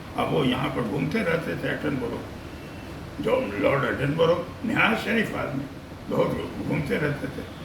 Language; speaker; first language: Hindi; native; Hindi